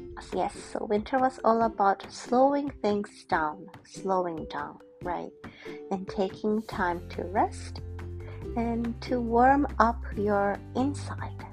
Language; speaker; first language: English; non-native, fluent; Japanese